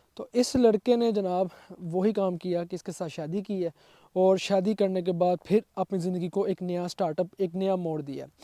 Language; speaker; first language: Urdu; non-native, local second language; Punjabi